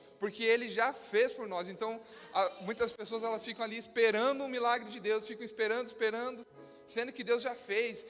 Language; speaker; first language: Portuguese; native; Portuguese